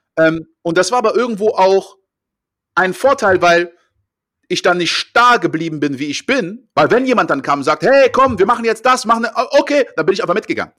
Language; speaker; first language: German; early bilingual, heritage; French